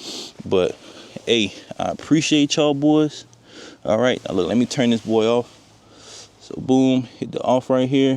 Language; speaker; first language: English; native; English